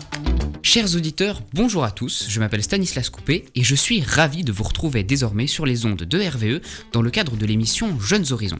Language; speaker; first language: French; native; French